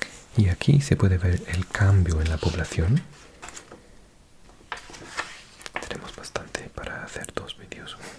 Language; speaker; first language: Spanish; non-native, fluent; English